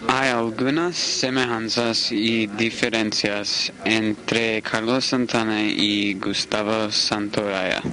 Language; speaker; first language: Spanish; non-native, learner; English